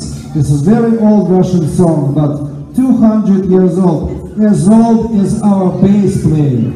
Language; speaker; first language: English; non-native, fluent; Russian